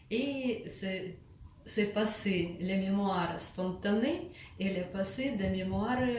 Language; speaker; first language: French; non-native, learner; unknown